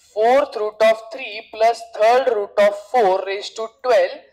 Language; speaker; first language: English; non-native, local second language; Marathi